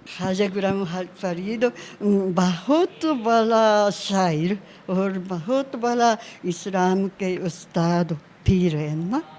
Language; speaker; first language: Urdu; non-native, learner; Japanese